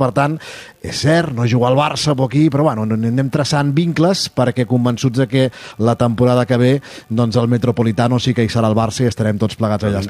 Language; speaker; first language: Catalan; native; Catalan